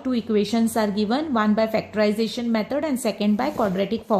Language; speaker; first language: English; non-native, local second language; Konkani